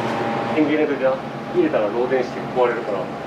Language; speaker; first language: Japanese; native; Japanese